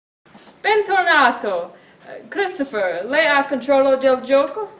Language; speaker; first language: Italian; non-native, learner; English